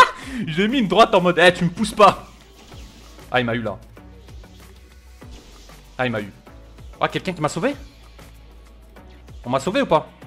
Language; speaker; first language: French; native; French